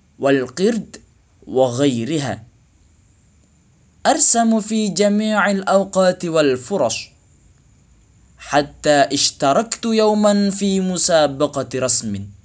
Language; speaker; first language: Arabic; non-native, learner; Indonesian